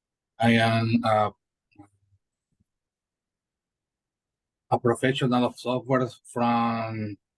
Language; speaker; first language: English; non-native, learner; Spanish